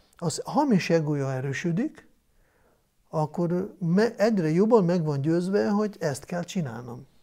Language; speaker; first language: Hungarian; non-native, fluent; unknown